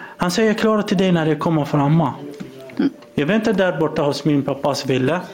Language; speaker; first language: Swedish; non-native, learner; Arabic